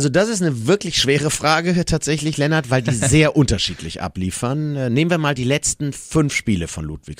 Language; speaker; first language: German; native; German